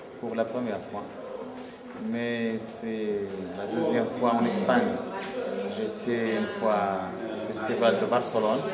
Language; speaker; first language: French; non-native, local second language; Arabic